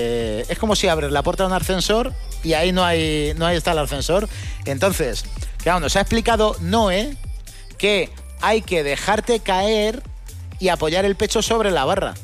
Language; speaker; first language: Spanish; native; Spanish